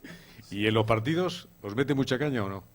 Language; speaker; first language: Spanish; native; Spanish